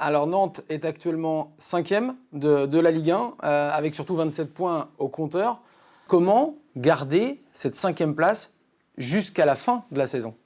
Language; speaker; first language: French; native; French